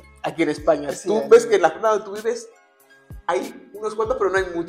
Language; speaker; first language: Spanish; native; Spanish